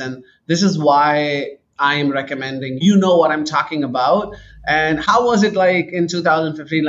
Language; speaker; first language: English; non-native, local second language; Urdu